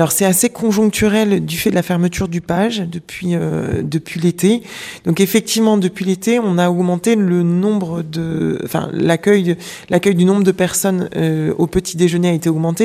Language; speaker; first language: French; native; French